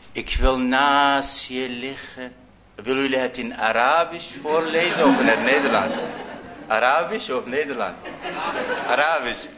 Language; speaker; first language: Dutch; non-native, fluent; Arabic